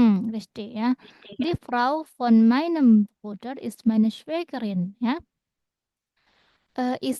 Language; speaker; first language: German; non-native, fluent; Indonesian